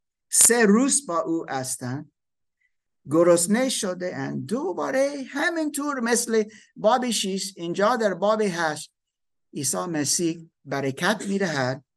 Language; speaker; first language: Persian; non-native, learner; German